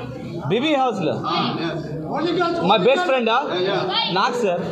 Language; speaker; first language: Telugu; non-native, learner; Hindi